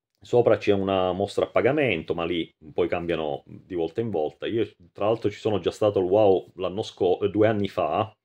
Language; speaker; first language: Italian; native; Italian